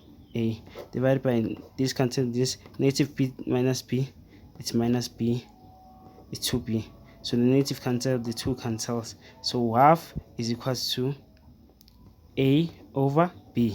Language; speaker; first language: English; non-native, fluent; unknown